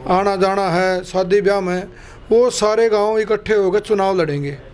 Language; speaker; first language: Hindi; native; Hindi